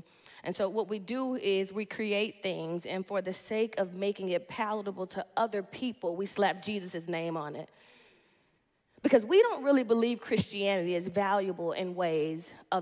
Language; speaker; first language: English; native; English